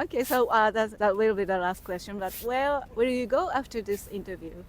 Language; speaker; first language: English; non-native, local second language; Japanese